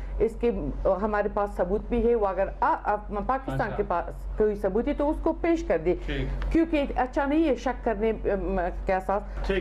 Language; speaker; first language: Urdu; non-native, fluent; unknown